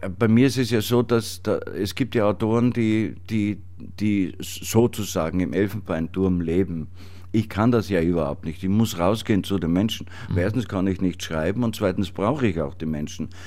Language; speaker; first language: German; native; German